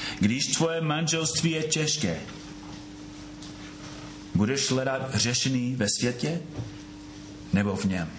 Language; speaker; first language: Czech; non-native, fluent; English